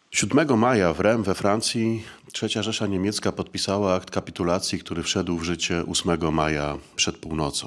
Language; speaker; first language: Polish; native; Polish